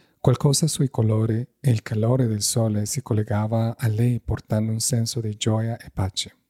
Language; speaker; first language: Italian; non-native, fluent; Spanish